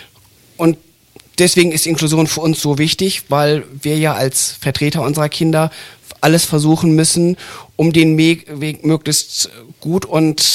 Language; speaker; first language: German; native; German